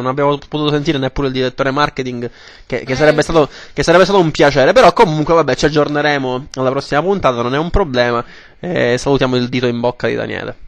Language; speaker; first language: Italian; native; Italian